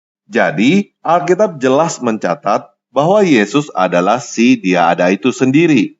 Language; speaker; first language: Indonesian; native; Indonesian